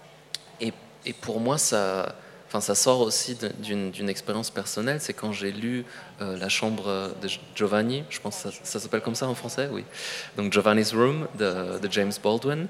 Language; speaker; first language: French; non-native, fluent; Polish